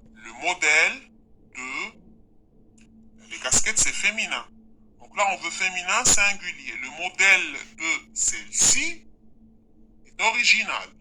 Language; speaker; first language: French; non-native, local second language; Arabic